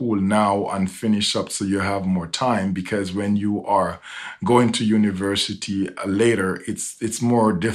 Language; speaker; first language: English; non-native, local second language; Jamaican Creole English